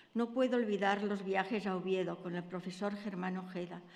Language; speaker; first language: Spanish; native; Spanish